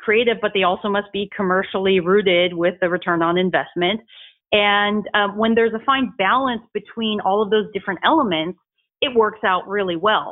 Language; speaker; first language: English; native; English